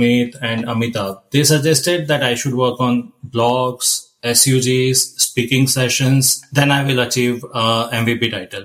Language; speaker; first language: English; non-native, local second language; Gujarati